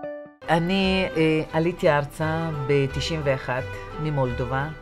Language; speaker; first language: Hebrew; non-native, fluent; Russian